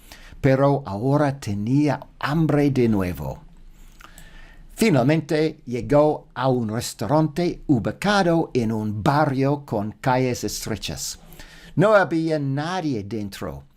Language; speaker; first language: Spanish; non-native, learner; English